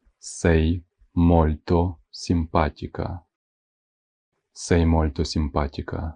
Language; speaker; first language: Italian; non-native, fluent; Ukrainian